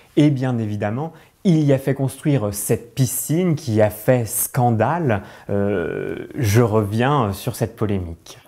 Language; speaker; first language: French; native; French